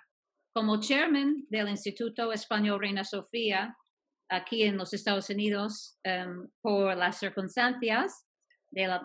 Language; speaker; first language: Spanish; non-native, fluent; English